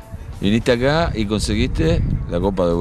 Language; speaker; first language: Spanish; native; Spanish